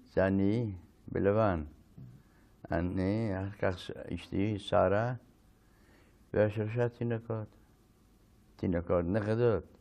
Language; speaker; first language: Hebrew; non-native, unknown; Yiddish